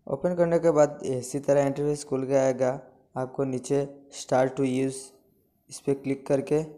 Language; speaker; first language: Hindi; native; Hindi